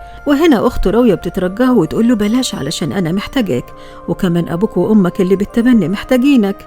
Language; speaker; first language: Arabic; native; Arabic